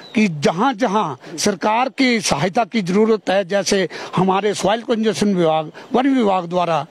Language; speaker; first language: Hindi; native; Hindi